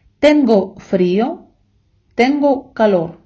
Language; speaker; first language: Spanish; non-native, fluent; Ukrainian